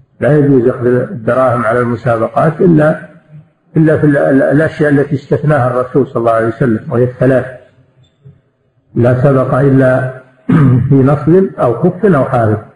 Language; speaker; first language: Arabic; native; Arabic